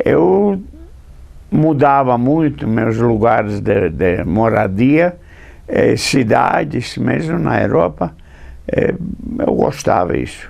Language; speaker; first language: Portuguese; non-native, fluent; English